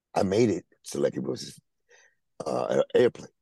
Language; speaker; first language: English; non-native, fluent; Spanish